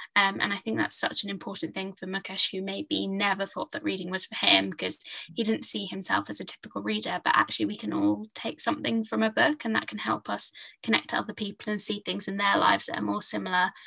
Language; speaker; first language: English; native; English